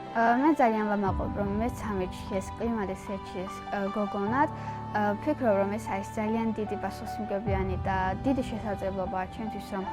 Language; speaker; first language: Georgian; non-native, local second language; Azerbaijani